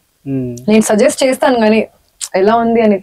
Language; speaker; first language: Telugu; non-native, learner; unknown